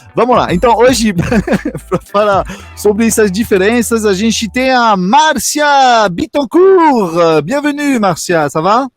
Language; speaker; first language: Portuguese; non-native, fluent; French